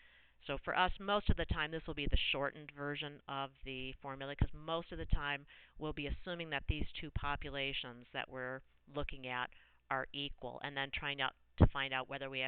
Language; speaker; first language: English; native; English